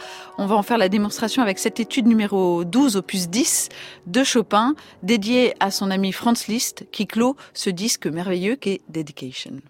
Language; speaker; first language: French; native; French